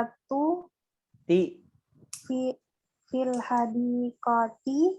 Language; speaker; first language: Arabic; non-native, learner; Indonesian